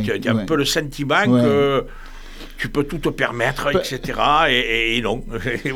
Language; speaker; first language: French; native; French